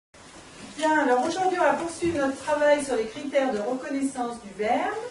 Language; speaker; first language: French; native; French